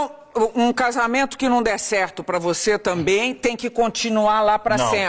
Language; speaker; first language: Portuguese; native; Portuguese